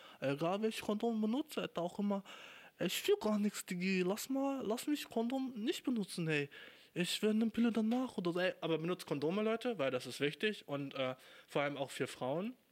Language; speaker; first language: German; native; German